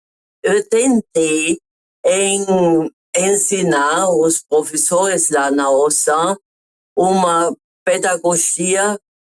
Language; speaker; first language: Portuguese; non-native, fluent; German